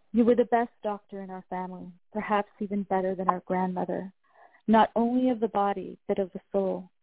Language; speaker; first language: English; early bilingual, other home language; Spanish